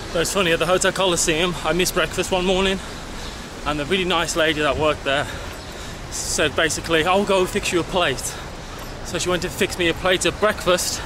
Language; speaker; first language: English; native; English